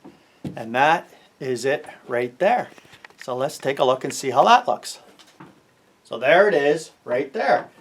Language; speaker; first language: English; native; English